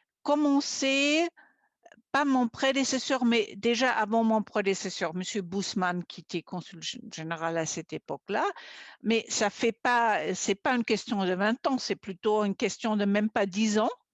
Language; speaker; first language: French; non-native, fluent; German